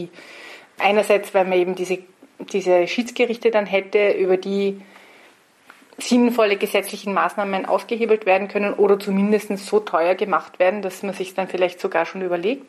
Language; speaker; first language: German; native; German